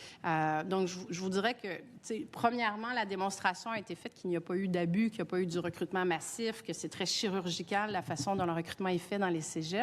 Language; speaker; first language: French; native; French